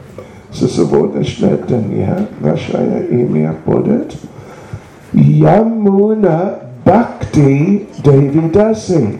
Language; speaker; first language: Russian; non-native, learner; English